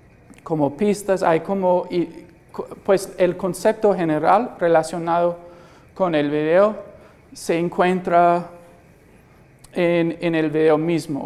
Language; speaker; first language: Spanish; non-native, fluent; English